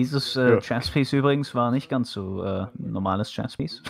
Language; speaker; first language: German; native; German